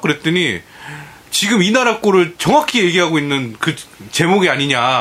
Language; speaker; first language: Korean; native; Korean